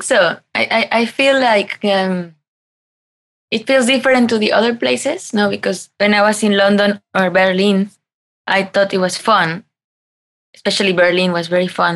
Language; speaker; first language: English; non-native, fluent; Spanish